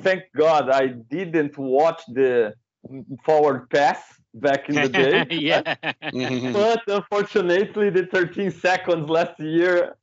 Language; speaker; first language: English; non-native, fluent; Portuguese